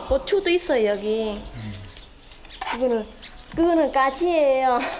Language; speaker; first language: Korean; non-native, learner; Vietnamese